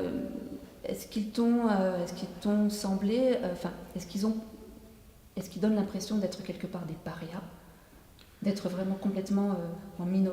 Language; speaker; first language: French; native; French